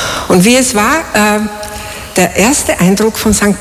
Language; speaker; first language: German; non-native, fluent; Slovak